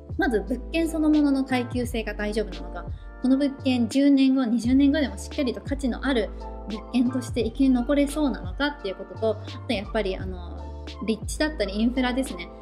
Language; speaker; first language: Japanese; native; Japanese